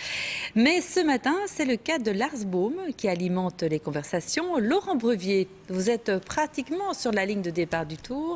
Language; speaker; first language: French; native; French